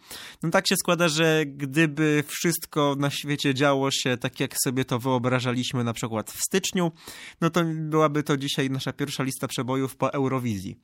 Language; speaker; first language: Polish; native; Polish